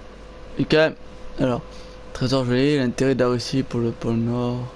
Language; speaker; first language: French; native; French